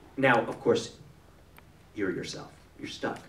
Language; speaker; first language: English; native; English